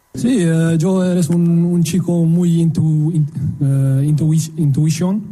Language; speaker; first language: Spanish; non-native, learner; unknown